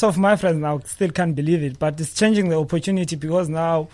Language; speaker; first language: English; non-native, local second language; Xhosa